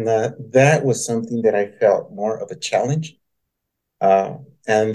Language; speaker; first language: English; native; English